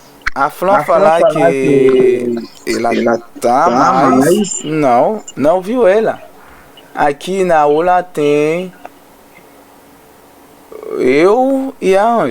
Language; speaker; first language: Portuguese; non-native, learner; Haitian Creole